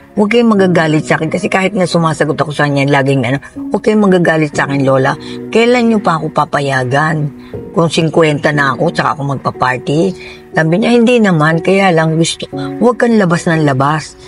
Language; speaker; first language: Filipino; native; Filipino